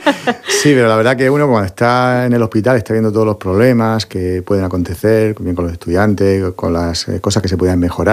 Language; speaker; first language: Spanish; native; Spanish